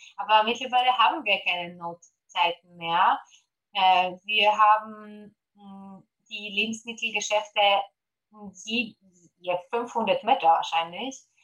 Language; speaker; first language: German; non-native, fluent; Polish